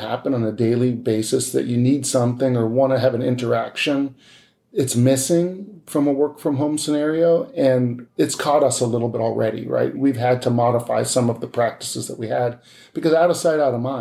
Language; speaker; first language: English; native; English